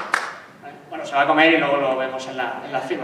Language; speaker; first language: Spanish; native; Spanish